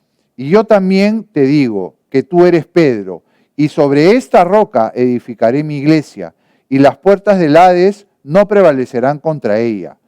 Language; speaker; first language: Spanish; native; Spanish